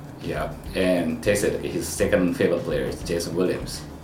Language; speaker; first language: English; non-native, fluent; Japanese